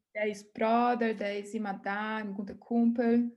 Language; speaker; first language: German; non-native, learner; Portuguese